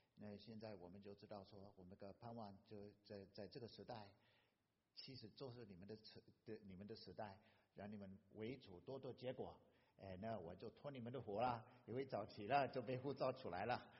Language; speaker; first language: Chinese; non-native, fluent; English